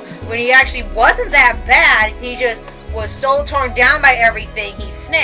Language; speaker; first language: English; native; English